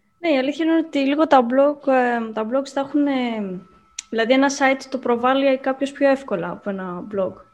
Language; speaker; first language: Greek; native; Greek